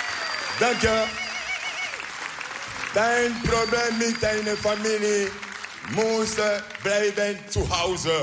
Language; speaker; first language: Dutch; non-native, learner; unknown